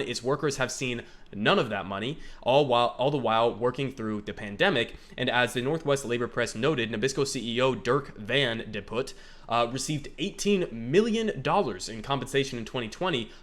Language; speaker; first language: English; native; English